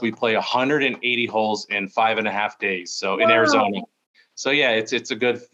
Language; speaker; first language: English; native; English